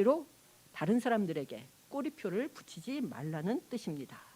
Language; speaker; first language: Korean; native; Korean